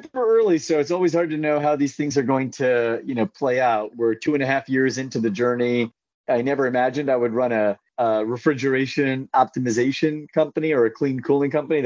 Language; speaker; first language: English; native; English